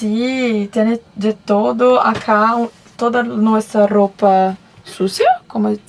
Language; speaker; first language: Spanish; non-native, learner; Portuguese